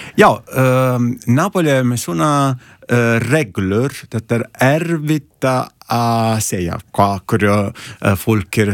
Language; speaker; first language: Icelandic; non-native, learner; Italian